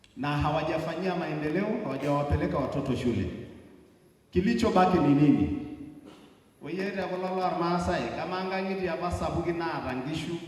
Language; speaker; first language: Swahili; non-native, local second language; Masai